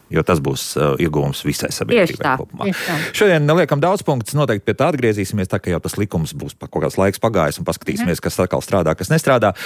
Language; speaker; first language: Latvian; native; Latvian